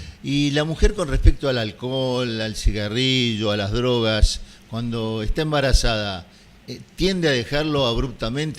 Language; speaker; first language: Spanish; native; Spanish